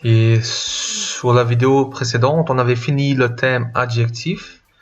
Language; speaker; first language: French; non-native, fluent; Portuguese